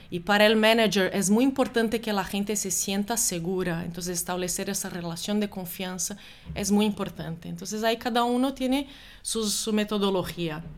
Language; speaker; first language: Spanish; non-native, fluent; Portuguese